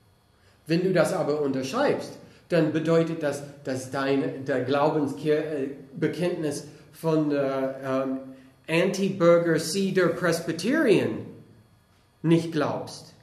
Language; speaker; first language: German; non-native, fluent; English